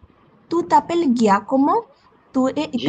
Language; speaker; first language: French; non-native, learner; Bangla